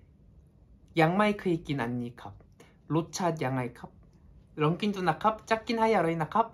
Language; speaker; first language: Thai; non-native, learner; Korean